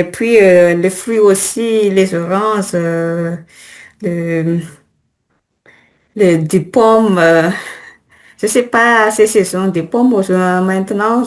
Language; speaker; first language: French; non-native, learner; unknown